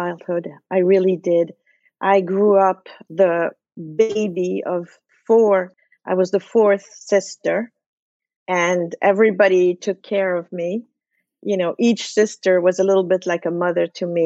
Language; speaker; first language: English; non-native, fluent; French